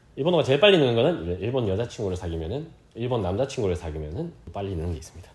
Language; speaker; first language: Korean; native; Korean